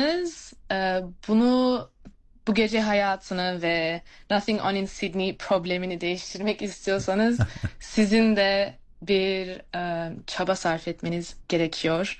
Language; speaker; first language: Turkish; early bilingual, heritage; English